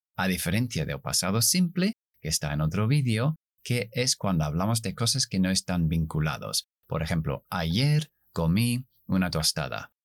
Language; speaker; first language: Spanish; non-native, fluent; English